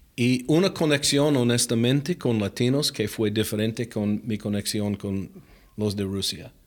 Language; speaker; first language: Spanish; non-native, fluent; English